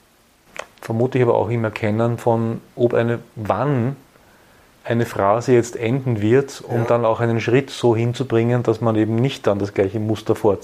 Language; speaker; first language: German; native; German